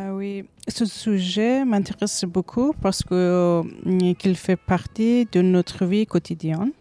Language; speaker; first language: French; non-native, learner; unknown